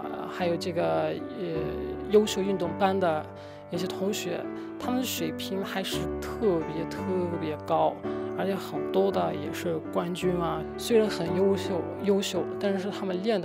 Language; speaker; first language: Chinese; non-native, fluent; Arabic